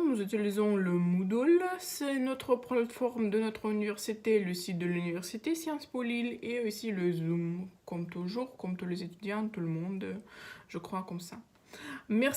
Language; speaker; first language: French; non-native, learner; Russian